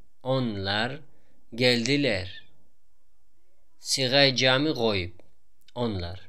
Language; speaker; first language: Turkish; non-native, fluent; Tajik